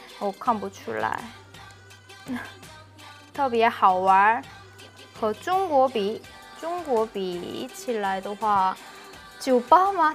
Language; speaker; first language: Chinese; non-native, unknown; Korean